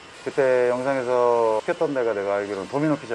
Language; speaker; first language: Korean; native; Korean